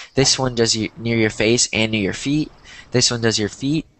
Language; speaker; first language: English; native; English